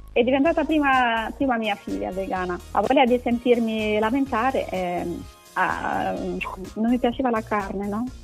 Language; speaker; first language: Italian; non-native, fluent; Romanian